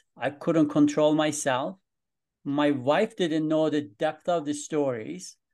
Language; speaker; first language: English; non-native, fluent; Persian